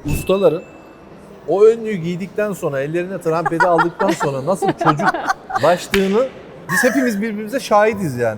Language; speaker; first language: Turkish; native; Turkish